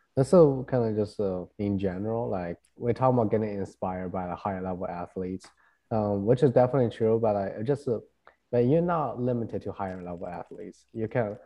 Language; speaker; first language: English; non-native, fluent; Chinese